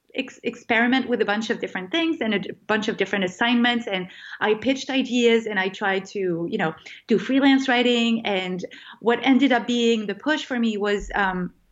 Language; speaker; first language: English; non-native, fluent; French